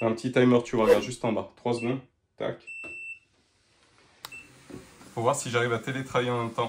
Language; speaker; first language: French; native; French